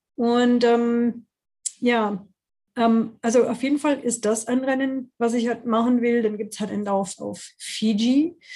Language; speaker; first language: German; non-native, fluent; English